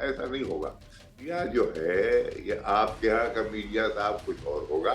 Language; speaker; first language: Hindi; native; Hindi